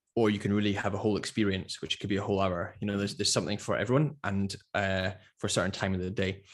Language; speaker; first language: English; native; English